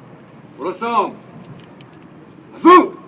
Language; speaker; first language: French; native; French